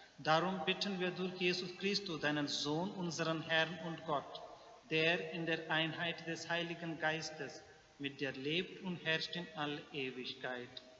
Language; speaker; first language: German; non-native, learner; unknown